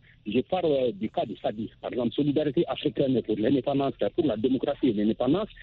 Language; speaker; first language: French; non-native, local second language; Bambara